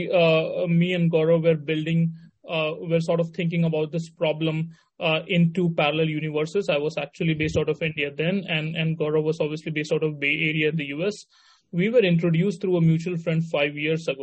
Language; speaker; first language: English; non-native, local second language; Hindi